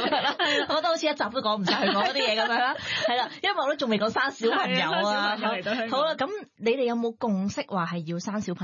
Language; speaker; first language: Cantonese; native; Cantonese